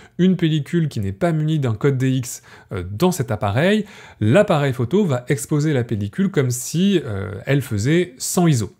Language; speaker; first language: French; native; French